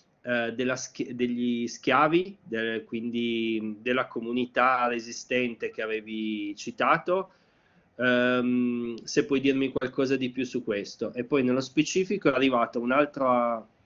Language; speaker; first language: Italian; native; Italian